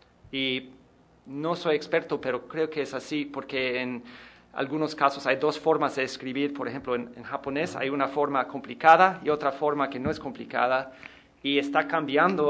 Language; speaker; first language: Spanish; non-native, fluent; English